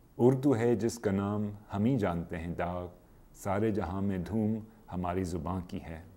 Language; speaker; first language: Urdu; non-native, fluent; English